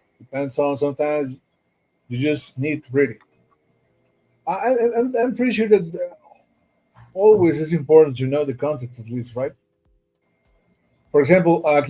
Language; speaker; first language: English; non-native, fluent; Spanish